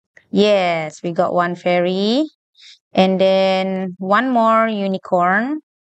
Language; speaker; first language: English; non-native, local second language; Malay